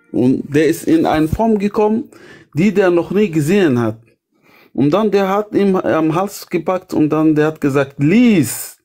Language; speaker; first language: German; non-native, fluent; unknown